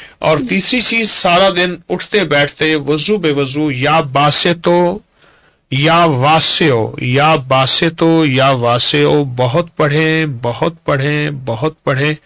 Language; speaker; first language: Urdu; native; Urdu